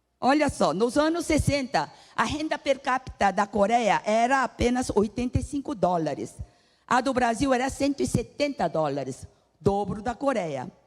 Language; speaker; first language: Portuguese; non-native, fluent; Korean